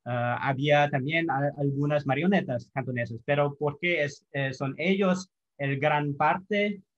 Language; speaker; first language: Spanish; non-native, fluent; English